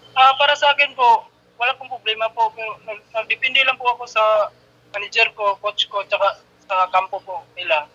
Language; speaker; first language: Filipino; non-native, local second language; Cebuano